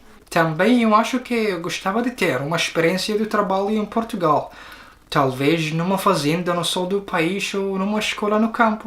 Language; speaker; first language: Portuguese; non-native, learner; Arabic